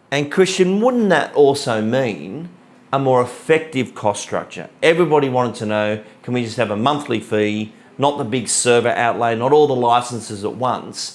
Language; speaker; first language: English; native; English